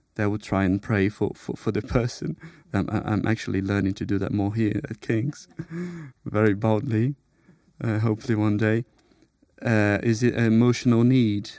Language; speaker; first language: English; non-native, fluent; Portuguese